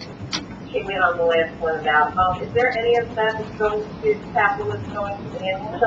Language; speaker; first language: English; native; English